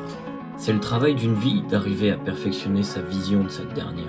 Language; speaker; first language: French; native; French